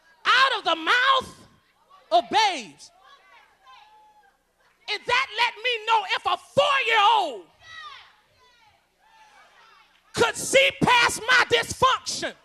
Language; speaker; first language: English; native; English